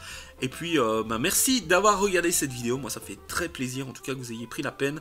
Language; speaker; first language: French; native; French